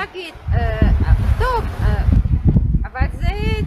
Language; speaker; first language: Hebrew; non-native, learner; Romanian